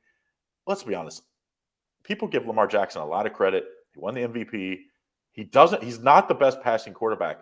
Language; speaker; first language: English; native; English